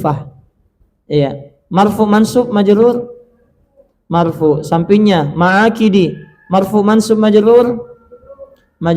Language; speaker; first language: Arabic; non-native, fluent; Indonesian